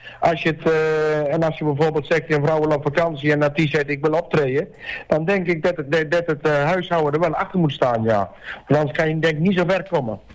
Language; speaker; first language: Dutch; native; Dutch